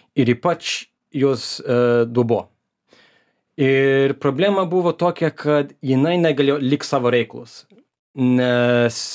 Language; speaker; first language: Lithuanian; early bilingual, heritage; Lithuanian